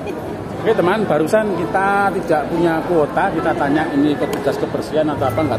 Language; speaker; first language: Indonesian; native; Indonesian